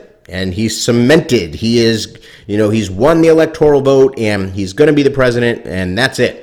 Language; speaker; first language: English; native; English